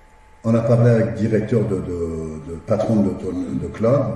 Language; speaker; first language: French; non-native, fluent; Persian